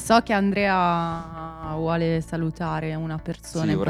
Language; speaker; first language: Italian; native; Italian